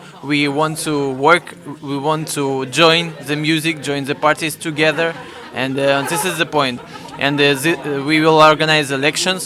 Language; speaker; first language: English; non-native, fluent; Russian